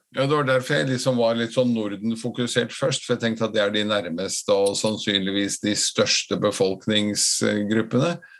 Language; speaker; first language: Norwegian; non-native, fluent; Latvian